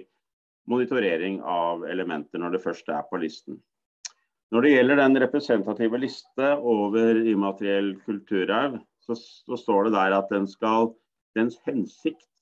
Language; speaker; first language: Norwegian; native; Norwegian